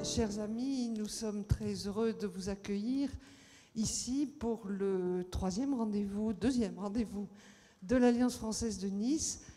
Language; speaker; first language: French; native; French